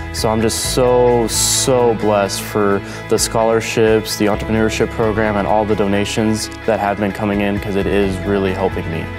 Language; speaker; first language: English; native; English